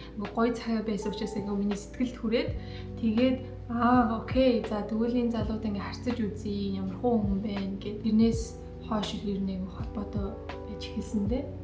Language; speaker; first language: Mongolian; native; Mongolian